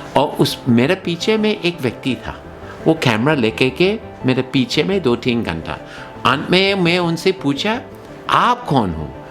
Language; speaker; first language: Hindi; non-native, fluent; English